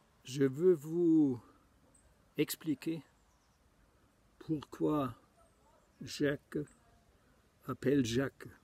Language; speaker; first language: French; non-native, fluent; German